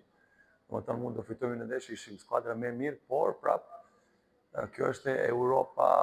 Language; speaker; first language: Albanian; non-native, learner; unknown